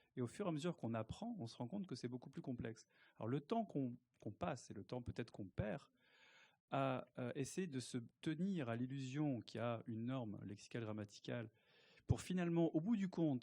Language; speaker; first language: French; native; French